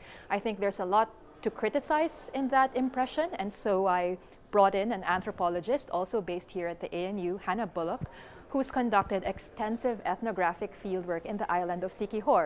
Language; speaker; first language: English; non-native, local second language; Filipino